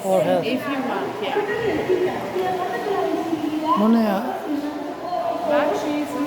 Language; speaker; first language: English; non-native, learner; Spanish